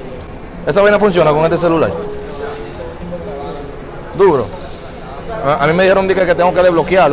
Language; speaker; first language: Spanish; native; Spanish